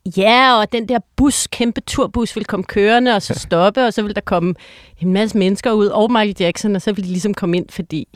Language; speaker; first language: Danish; native; Danish